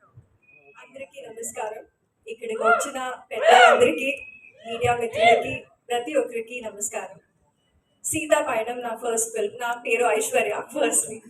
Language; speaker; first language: Telugu; non-native, learner; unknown